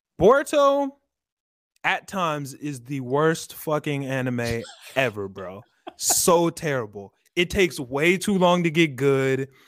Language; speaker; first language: English; native; English